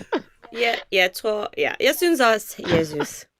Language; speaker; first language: Danish; non-native, learner; English